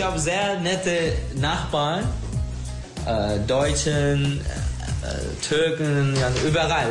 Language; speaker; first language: German; non-native, learner; Turkish